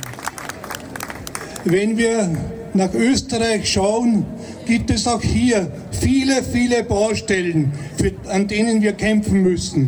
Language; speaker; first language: German; native; German